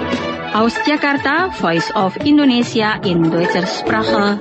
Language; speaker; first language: German; non-native, fluent; Indonesian